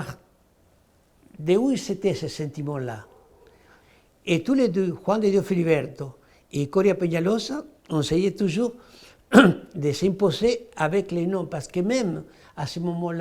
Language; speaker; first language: French; non-native, fluent; Spanish